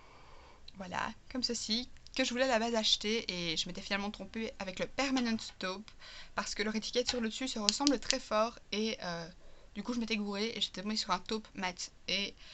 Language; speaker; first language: French; native; French